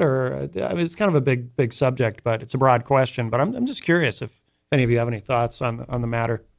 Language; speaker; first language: English; native; English